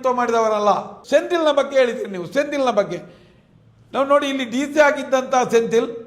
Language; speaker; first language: Kannada; non-native, local second language; Tulu